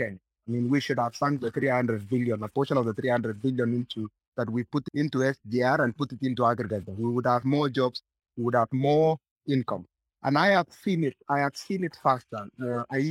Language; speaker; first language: English; non-native, local second language; Kikuyu